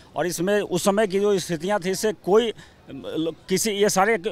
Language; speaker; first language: Hindi; native; Hindi